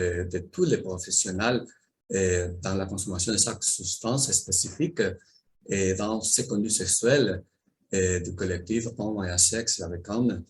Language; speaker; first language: French; non-native, learner; Spanish